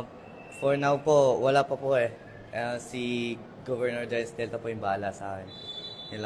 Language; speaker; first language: Filipino; non-native, local second language; Pampanga